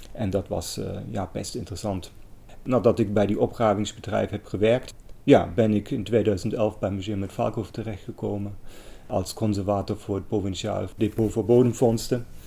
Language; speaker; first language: Dutch; non-native, fluent; German